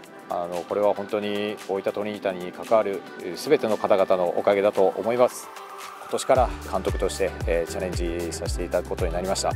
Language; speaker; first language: Japanese; native; Japanese